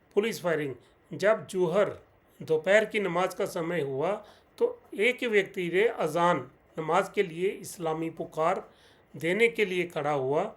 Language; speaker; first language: Hindi; non-native, local second language; Punjabi